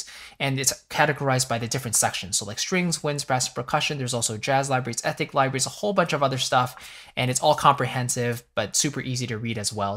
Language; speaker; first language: English; native; English